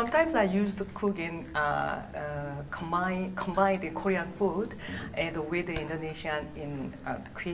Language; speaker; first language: English; non-native, learner; Korean